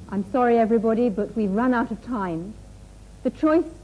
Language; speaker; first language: English; native; English